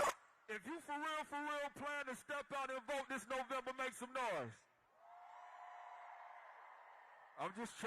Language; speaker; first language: English; native; English